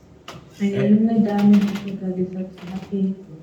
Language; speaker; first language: German; non-native, fluent; French